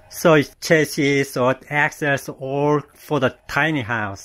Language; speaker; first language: English; non-native, learner; Korean